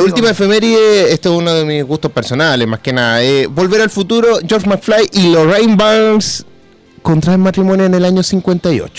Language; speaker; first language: Spanish; native; Spanish